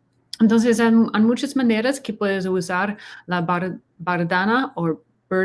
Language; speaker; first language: Spanish; non-native, learner; English